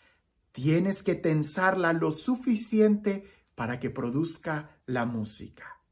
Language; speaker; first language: Spanish; native; Spanish